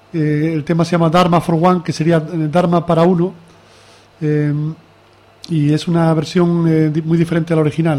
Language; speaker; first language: Spanish; native; Spanish